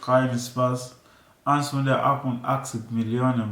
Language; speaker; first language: German; non-native, learner; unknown